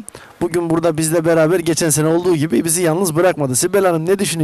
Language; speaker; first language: Turkish; native; Turkish